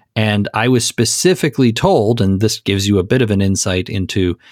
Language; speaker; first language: English; native; English